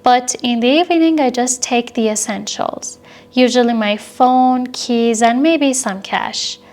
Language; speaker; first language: English; non-native, fluent; Persian